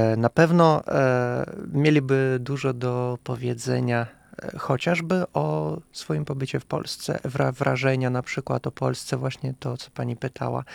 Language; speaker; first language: Polish; non-native, fluent; Russian